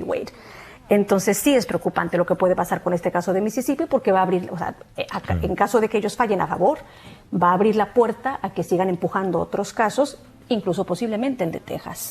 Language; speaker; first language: Spanish; native; Spanish